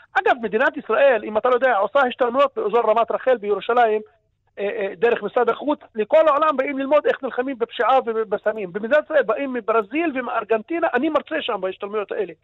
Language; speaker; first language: Hebrew; non-native, local second language; Arabic